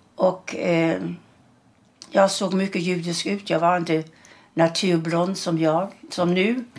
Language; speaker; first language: Swedish; early bilingual, other home language; German